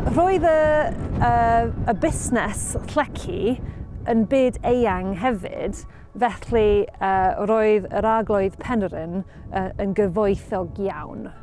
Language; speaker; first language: Welsh; non-native, learner; English